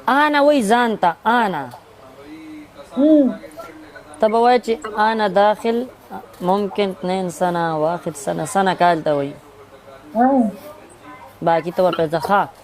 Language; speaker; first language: Arabic; non-native, learner; Pashto